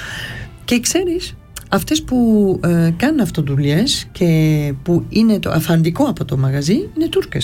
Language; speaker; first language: Greek; early bilingual, heritage; Greek